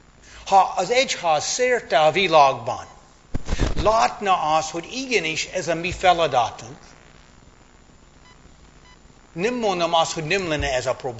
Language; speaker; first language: Hungarian; non-native, fluent; English